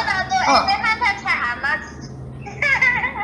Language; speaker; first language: Korean; non-native, fluent; Thai